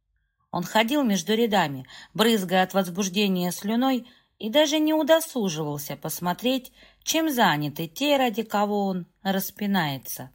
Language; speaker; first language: Russian; native; Russian